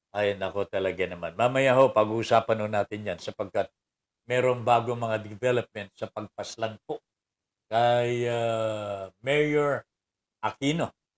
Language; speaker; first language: Filipino; native; Filipino